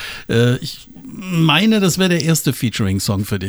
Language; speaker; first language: German; native; German